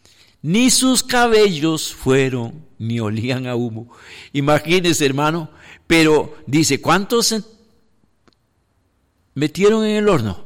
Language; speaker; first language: Spanish; native; Spanish